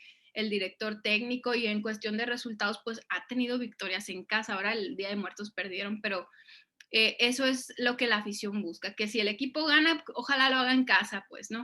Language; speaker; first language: Spanish; native; Spanish